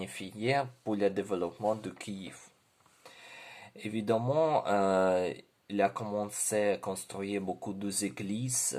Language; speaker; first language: French; non-native, learner; Ukrainian